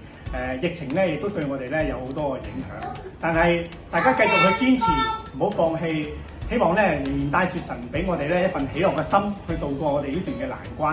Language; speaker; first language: Cantonese; native; Cantonese